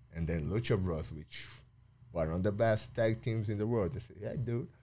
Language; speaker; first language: English; non-native, fluent; Portuguese